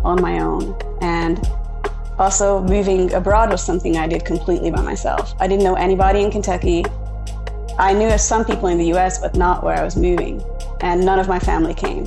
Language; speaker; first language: English; non-native, fluent; Hungarian